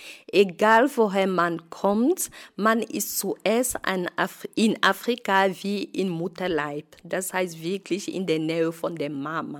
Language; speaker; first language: German; non-native, fluent; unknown